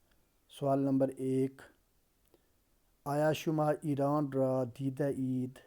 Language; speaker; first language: Persian; non-native, fluent; Urdu